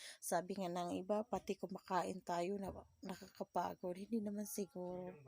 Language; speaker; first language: Filipino; non-native, local second language; Cebuano